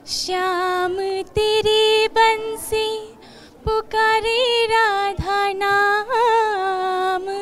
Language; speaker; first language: Hindi; native; Hindi